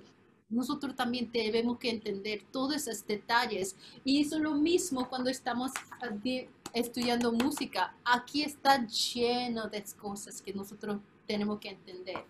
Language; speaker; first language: Spanish; non-native, fluent; Korean